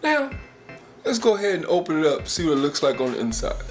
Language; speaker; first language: English; native; English